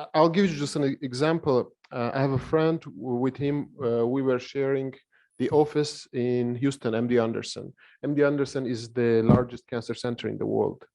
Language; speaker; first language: English; non-native, fluent; Armenian